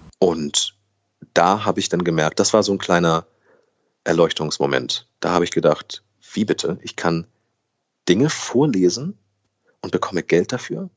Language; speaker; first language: German; early bilingual, other home language; Portuguese